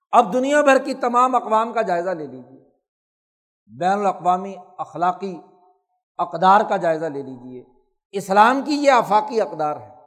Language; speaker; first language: Urdu; non-native, local second language; Punjabi